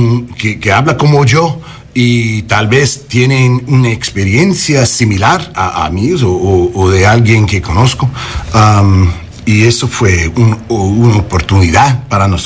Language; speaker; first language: Spanish; early bilingual, heritage; Spanish